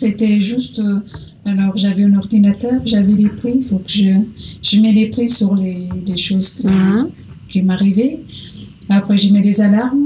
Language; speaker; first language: French; non-native, learner; Portuguese